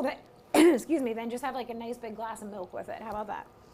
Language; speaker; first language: English; native; English